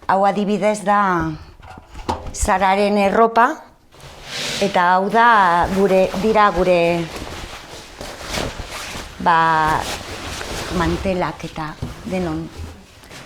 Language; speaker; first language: Basque; non-native, local second language; Spanish